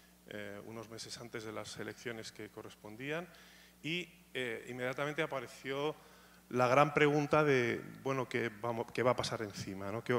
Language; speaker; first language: Spanish; native; Spanish